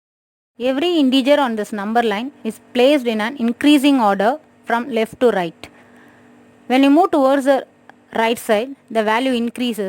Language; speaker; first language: English; non-native, local second language; Tamil